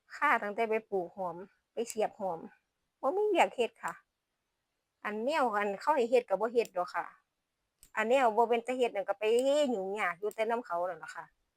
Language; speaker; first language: Thai; non-native, local second language; Lao